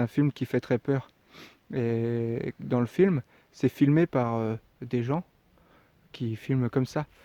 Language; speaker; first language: French; native; French